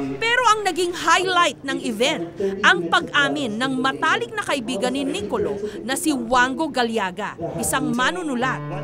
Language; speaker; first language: Filipino; native; Filipino